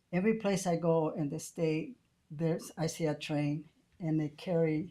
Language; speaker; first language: English; non-native, fluent; Spanish